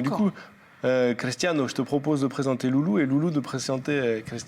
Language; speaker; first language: French; native; French